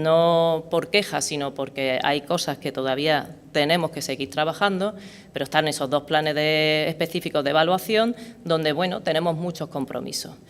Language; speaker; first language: Spanish; native; Spanish